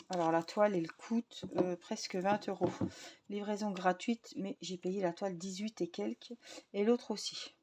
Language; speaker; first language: French; native; French